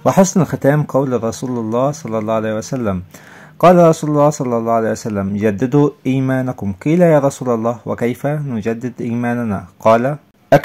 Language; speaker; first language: Arabic; native; Arabic